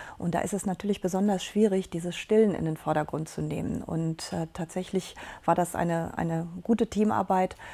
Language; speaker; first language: German; native; German